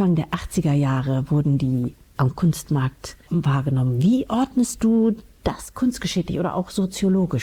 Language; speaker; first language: German; native; German